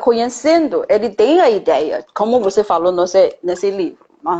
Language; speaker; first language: Portuguese; non-native, fluent; Chinese